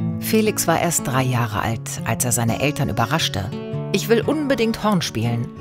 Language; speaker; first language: German; native; German